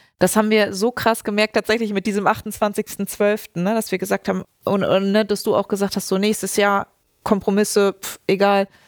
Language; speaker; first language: German; native; German